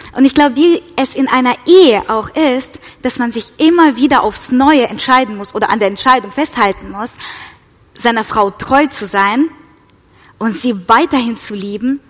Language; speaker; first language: German; non-native, fluent; Russian